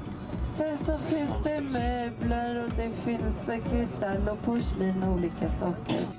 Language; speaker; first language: Swedish; non-native, fluent; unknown